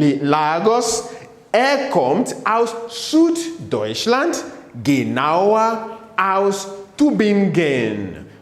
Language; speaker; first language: German; non-native, learner; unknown